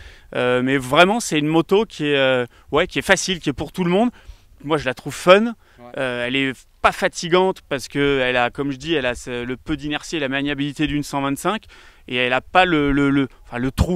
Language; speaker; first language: French; native; French